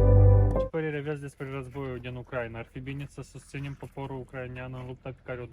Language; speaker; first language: Romanian; native; Romanian